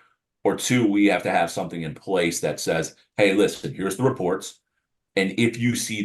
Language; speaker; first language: English; native; English